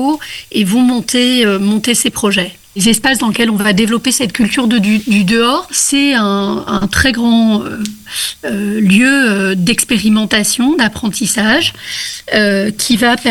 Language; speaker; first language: French; native; French